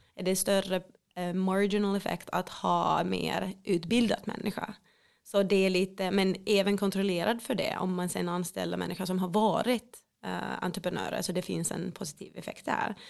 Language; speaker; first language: Swedish; non-native, fluent; Finnish